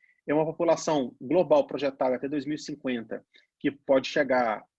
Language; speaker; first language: Portuguese; native; Portuguese